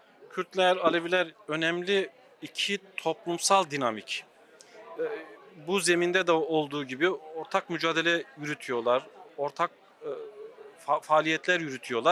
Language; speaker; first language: Turkish; native; Turkish